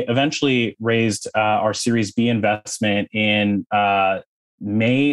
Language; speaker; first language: English; native; English